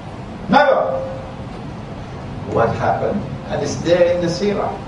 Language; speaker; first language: English; native; English